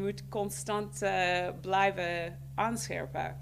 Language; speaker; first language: Dutch; non-native, fluent; English